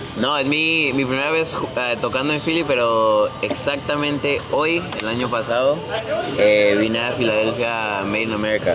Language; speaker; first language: Spanish; early bilingual, heritage; Spanish